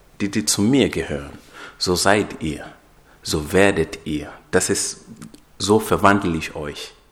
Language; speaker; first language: German; non-native, fluent; Swahili